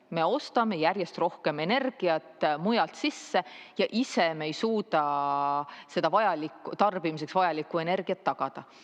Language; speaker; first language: Estonian; native; Estonian